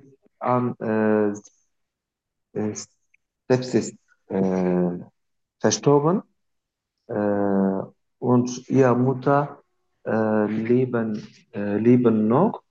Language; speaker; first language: German; non-native, learner; Turkish